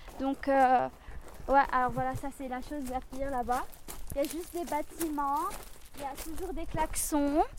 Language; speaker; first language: French; non-native, local second language; Arabic